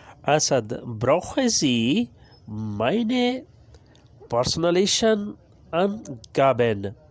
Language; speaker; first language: German; non-native, learner; Urdu